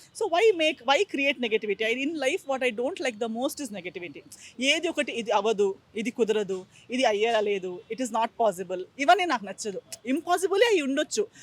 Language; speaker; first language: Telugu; non-native, fluent; Konkani